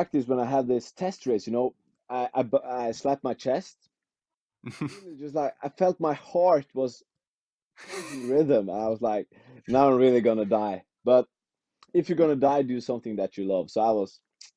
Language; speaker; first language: English; non-native, fluent; Norwegian